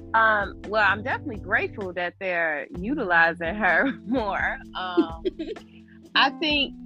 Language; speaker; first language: English; native; English